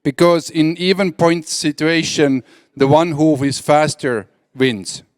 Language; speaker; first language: English; non-native, fluent; Estonian